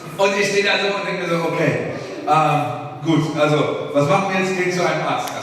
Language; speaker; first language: German; native; German